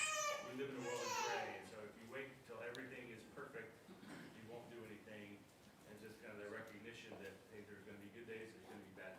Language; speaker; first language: English; native; English